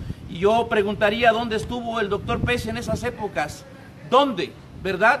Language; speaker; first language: Spanish; native; Spanish